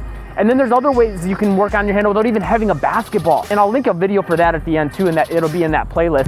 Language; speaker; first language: English; native; English